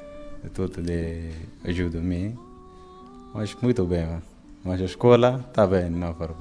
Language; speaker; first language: Portuguese; non-native, learner; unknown